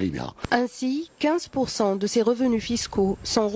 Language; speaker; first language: French; non-native, local second language; Arabic